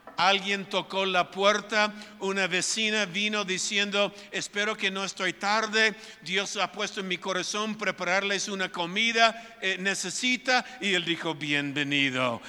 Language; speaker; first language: Spanish; non-native, fluent; English